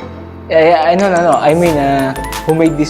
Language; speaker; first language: English; non-native, learner; Filipino